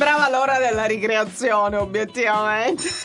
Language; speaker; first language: Italian; native; Italian